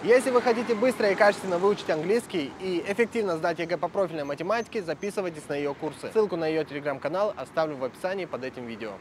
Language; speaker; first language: Russian; non-native, local second language; Chechen